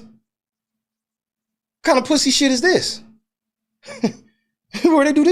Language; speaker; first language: English; native; English